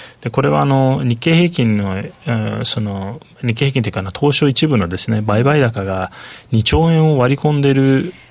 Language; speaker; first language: Japanese; non-native, fluent; Turkish